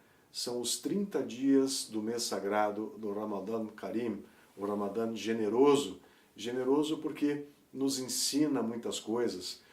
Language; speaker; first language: Portuguese; native; Portuguese